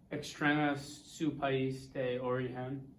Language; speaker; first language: Spanish; non-native, learner; English